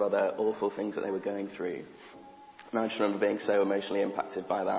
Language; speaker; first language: English; native; English